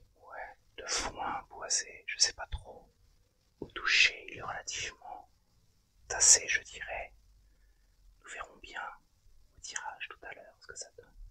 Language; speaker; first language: French; native; French